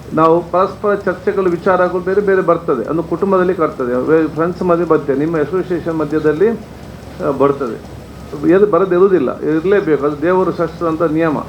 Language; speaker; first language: Kannada; non-native, local second language; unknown